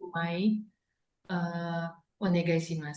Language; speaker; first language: Japanese; non-native, learner; Indonesian